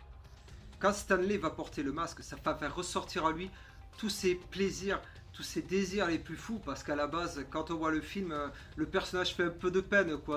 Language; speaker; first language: French; native; French